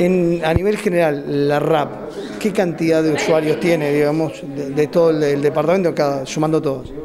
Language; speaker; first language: Spanish; native; Spanish